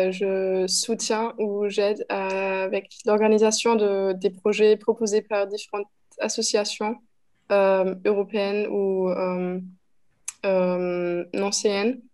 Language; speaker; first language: French; non-native, fluent; German